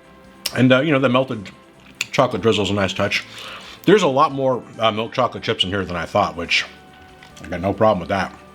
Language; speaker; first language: English; native; English